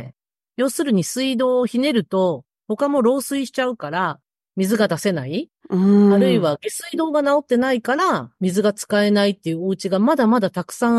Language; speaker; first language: Japanese; native; Japanese